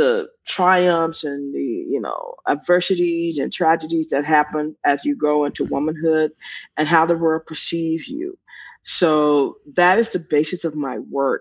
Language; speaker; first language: English; native; English